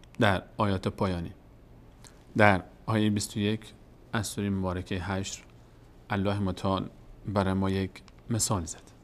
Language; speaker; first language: Persian; native; Persian